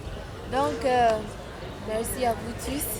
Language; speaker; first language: French; non-native, fluent; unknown